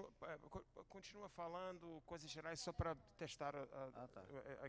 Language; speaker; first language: Portuguese; non-native, fluent; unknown